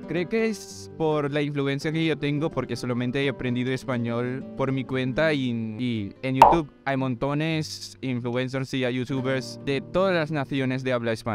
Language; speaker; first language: Spanish; non-native, fluent; Filipino